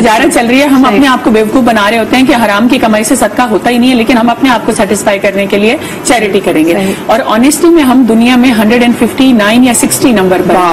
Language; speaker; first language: Urdu; native; Urdu